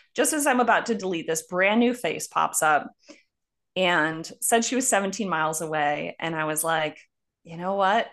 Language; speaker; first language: English; native; English